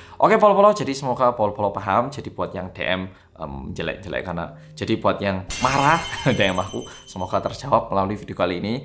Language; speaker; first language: Indonesian; non-native, fluent; Korean